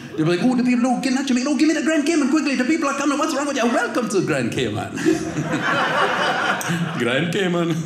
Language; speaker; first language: English; native; English